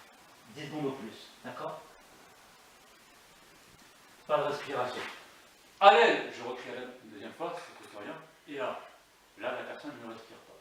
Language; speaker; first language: French; native; French